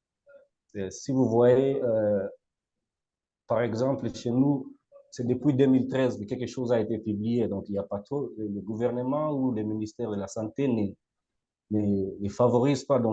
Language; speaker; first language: French; non-native, local second language; Lingala